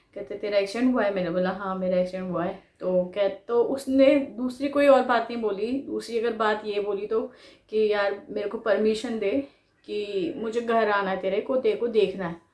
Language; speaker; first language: Hindi; non-native, local second language; Bangla